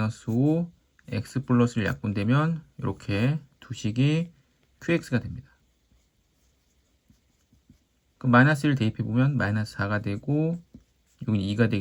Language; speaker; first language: Korean; native; Korean